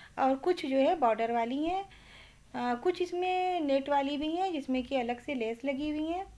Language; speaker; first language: Hindi; native; Hindi